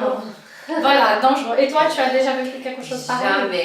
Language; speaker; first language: French; non-native, fluent; Portuguese